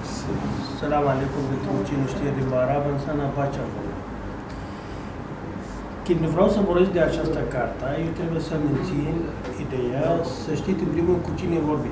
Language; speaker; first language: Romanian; non-native, learner; Arabic